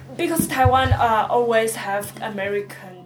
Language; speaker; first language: English; non-native, learner; Chinese